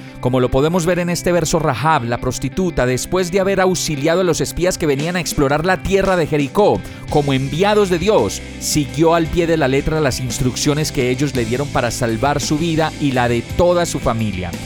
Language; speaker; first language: Spanish; native; Spanish